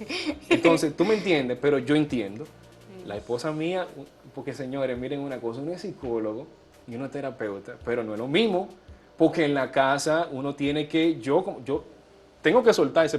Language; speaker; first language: Spanish; native; Spanish